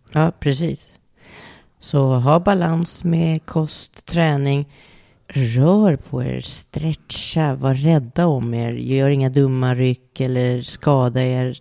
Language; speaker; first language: Swedish; native; Swedish